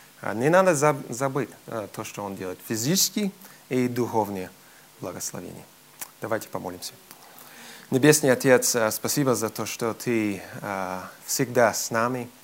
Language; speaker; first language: Russian; non-native, fluent; English